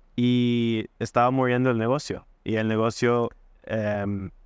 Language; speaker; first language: Spanish; non-native, fluent; English